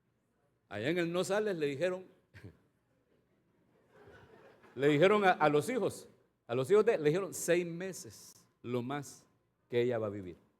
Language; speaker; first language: Spanish; native; Spanish